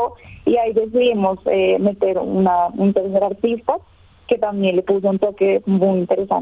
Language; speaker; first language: Spanish; native; Spanish